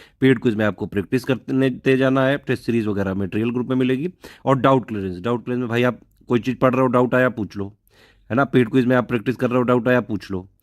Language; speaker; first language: Hindi; native; Hindi